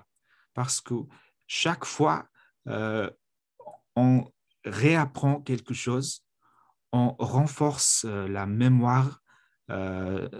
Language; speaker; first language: French; non-native, fluent; Mongolian